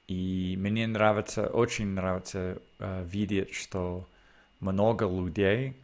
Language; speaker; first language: Russian; non-native, learner; English